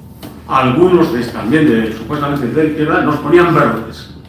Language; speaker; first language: Spanish; native; Spanish